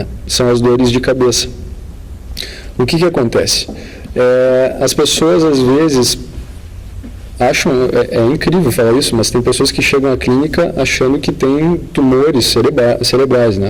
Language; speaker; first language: Portuguese; native; Portuguese